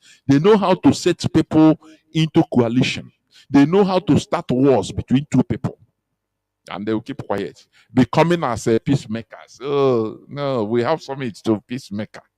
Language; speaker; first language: English; non-native, local second language; Igbo